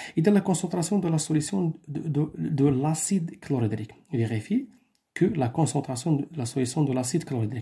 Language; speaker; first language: French; non-native, local second language; Arabic